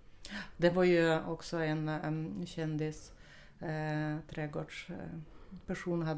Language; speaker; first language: Swedish; non-native, fluent; Russian